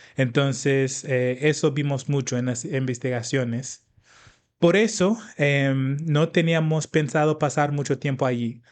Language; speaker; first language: Spanish; non-native, fluent; English